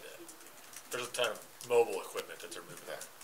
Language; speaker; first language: English; native; English